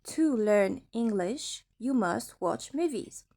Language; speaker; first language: English; non-native, fluent; French